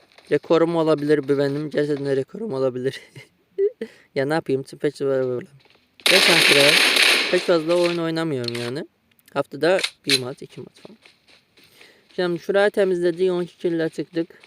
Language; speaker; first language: Turkish; non-native, learner; Azerbaijani